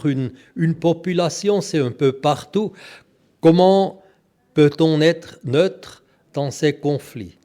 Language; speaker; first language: French; non-native, local second language; German